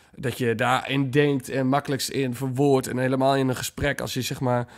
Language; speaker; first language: Dutch; native; Dutch